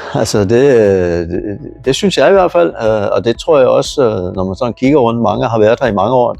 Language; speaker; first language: Danish; native; Danish